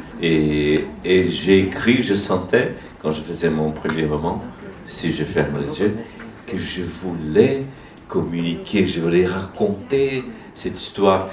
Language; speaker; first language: French; non-native, fluent; Portuguese